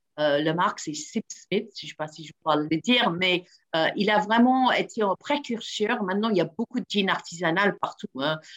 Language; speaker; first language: French; non-native, fluent; English